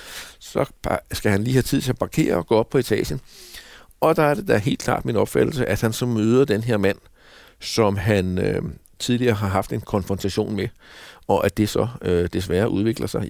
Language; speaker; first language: Danish; native; Danish